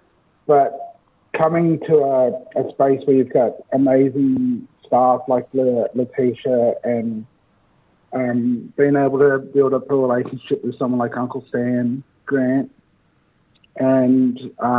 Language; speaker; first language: English; native; English